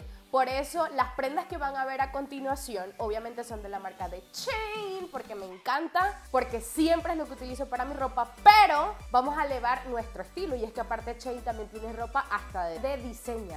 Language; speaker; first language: Spanish; native; Spanish